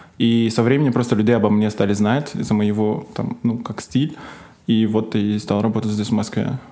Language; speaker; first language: Russian; non-native, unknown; Arabic